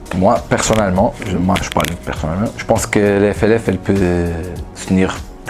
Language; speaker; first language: French; non-native, fluent; Portuguese